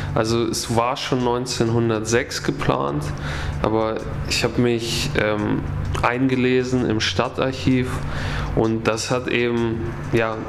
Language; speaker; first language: German; native; German